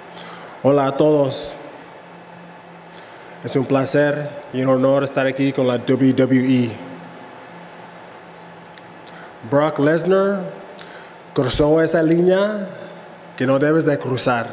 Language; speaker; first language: Spanish; early bilingual, heritage; English